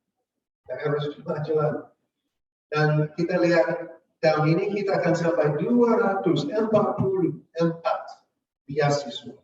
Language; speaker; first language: Indonesian; non-native, fluent; English